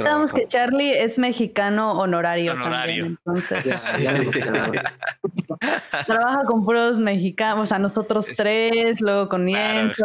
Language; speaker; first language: Spanish; native; Spanish